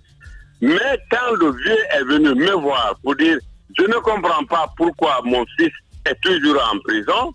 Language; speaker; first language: French; non-native, local second language; Mandingo